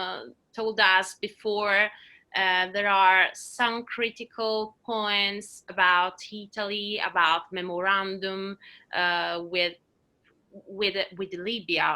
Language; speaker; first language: English; non-native, learner; Italian